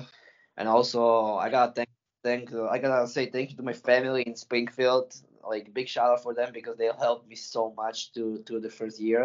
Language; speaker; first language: English; non-native, fluent; Slovak